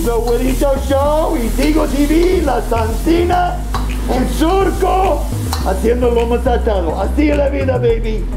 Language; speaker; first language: Spanish; non-native, learner; English